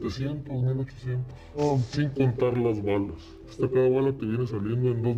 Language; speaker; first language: Spanish; native; Spanish